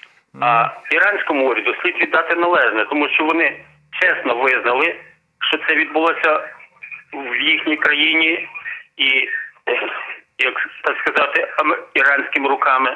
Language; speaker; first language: Ukrainian; non-native, local second language; Russian